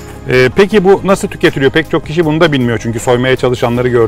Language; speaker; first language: Turkish; native; Turkish